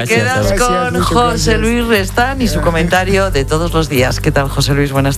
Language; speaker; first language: Spanish; native; Spanish